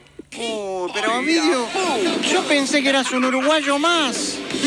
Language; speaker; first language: Spanish; native; Spanish